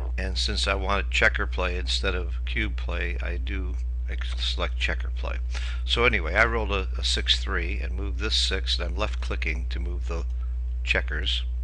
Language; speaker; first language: English; native; English